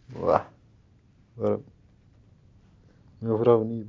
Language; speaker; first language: Dutch; non-native, learner; Turkish